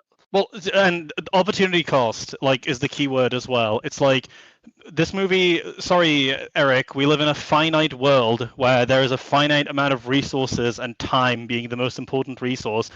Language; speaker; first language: English; native; English